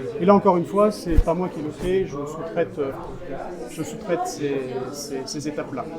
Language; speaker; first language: French; native; French